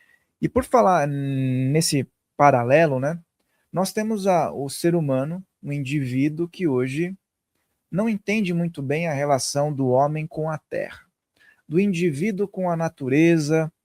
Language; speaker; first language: Portuguese; native; Portuguese